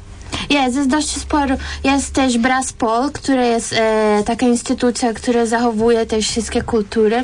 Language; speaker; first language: Polish; non-native, fluent; Portuguese